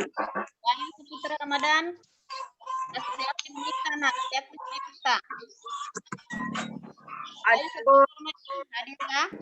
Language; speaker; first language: Indonesian; non-native, local second language; Buginese